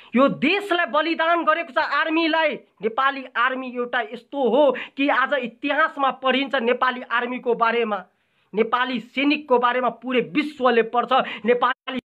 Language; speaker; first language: Nepali; non-native, local second language; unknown